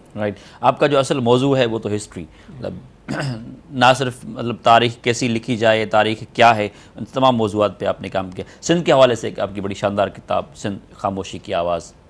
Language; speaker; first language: Urdu; non-native, local second language; Sindhi